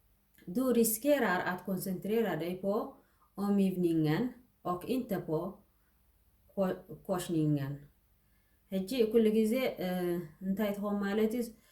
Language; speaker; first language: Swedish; non-native, learner; Tigrinya